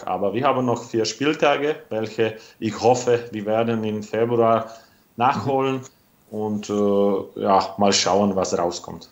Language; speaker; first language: German; non-native, fluent; Slovak